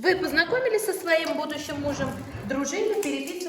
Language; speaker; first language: Russian; native; Russian